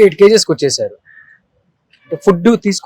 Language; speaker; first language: Telugu; native; Telugu